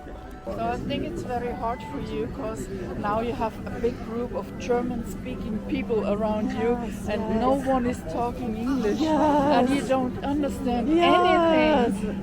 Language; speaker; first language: English; non-native, fluent; German